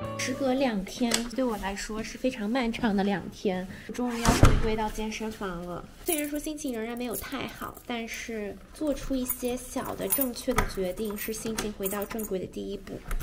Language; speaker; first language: Chinese; native; Chinese